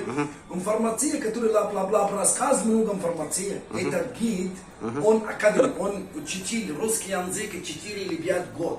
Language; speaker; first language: Russian; non-native, learner; Arabic